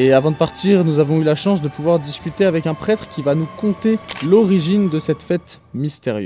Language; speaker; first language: French; native; French